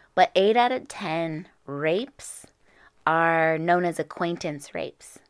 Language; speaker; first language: English; native; English